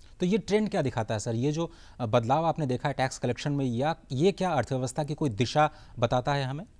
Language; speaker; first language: Hindi; native; Hindi